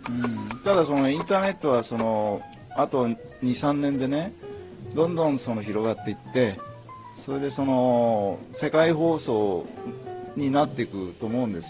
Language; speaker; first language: Japanese; native; Japanese